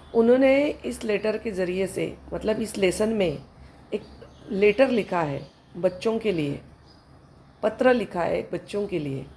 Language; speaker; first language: Hindi; non-native, local second language; Marathi